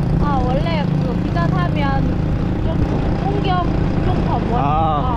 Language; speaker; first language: Korean; non-native, learner; Vietnamese